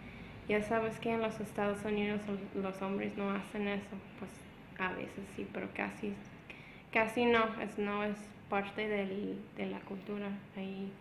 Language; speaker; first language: Spanish; non-native, fluent; English